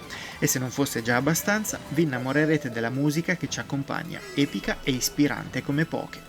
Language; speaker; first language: Italian; native; Italian